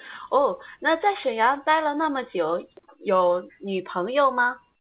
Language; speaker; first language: Chinese; native; Chinese